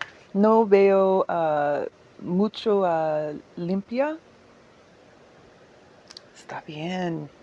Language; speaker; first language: Spanish; non-native, learner; English